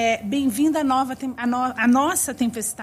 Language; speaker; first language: Portuguese; native; Portuguese